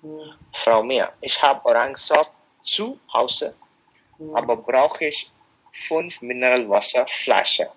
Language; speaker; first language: German; non-native, learner; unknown